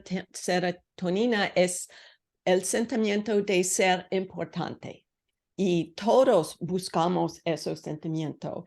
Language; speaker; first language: Spanish; non-native, learner; English